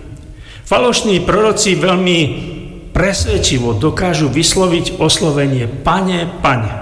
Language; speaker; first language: Slovak; native; Slovak